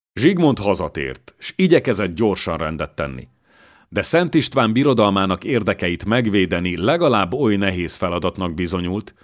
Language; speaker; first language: Hungarian; native; Hungarian